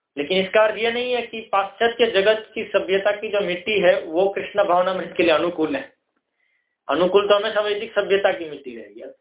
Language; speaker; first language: Hindi; non-native, local second language; Gujarati